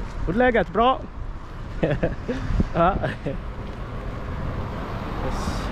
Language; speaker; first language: Swedish; non-native, learner; Somali